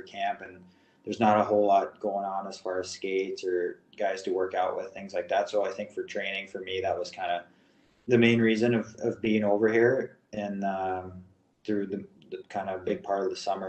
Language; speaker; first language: English; non-native, fluent; Russian